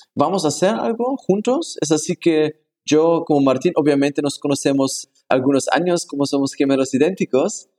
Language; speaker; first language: Spanish; non-native, fluent; German